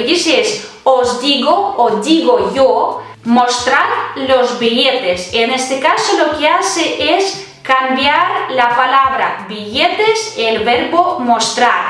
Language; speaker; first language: Spanish; non-native, fluent; Russian